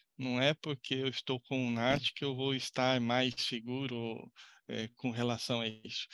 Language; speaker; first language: Portuguese; native; Portuguese